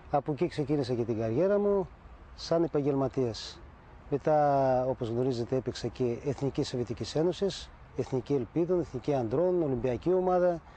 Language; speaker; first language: Greek; early bilingual, heritage; Greek